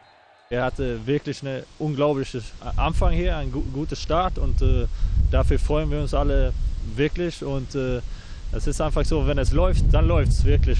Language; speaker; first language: German; non-native, fluent; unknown